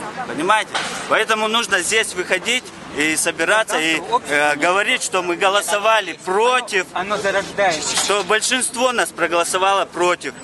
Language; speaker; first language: Russian; non-native, local second language; Chechen